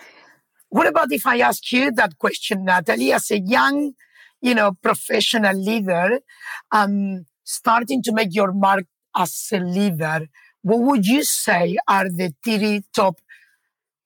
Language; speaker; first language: English; non-native, fluent; Spanish